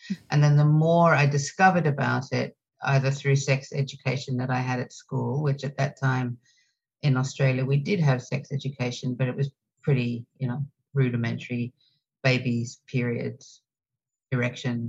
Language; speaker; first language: English; native; English